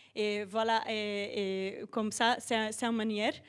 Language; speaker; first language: French; non-native, fluent; Portuguese